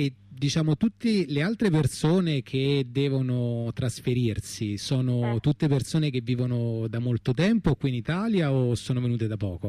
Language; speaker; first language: Italian; native; Italian